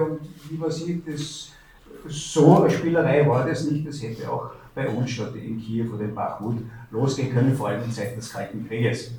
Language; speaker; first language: German; native; German